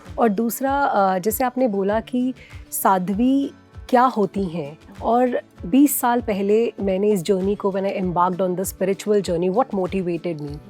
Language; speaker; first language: Hindi; native; Hindi